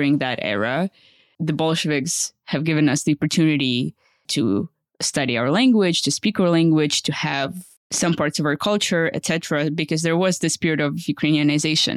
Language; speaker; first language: English; early bilingual, other home language; Russian